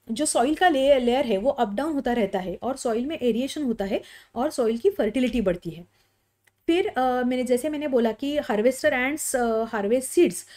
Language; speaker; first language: Hindi; non-native, local second language; Marathi